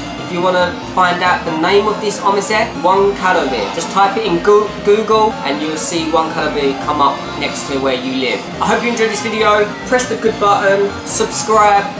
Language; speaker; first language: English; native; English